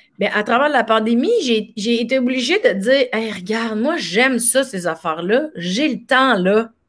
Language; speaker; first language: French; native; French